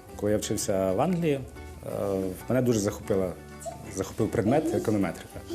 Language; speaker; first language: Ukrainian; native; Ukrainian